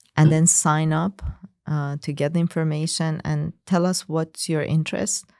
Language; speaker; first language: English; non-native, fluent; Persian